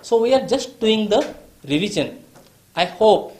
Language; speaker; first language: English; non-native, local second language; Marathi